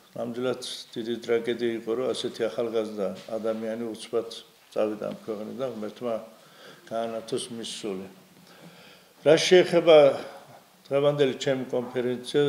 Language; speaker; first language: Georgian; non-native, local second language; Azerbaijani